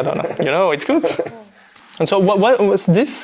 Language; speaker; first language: English; non-native, learner; French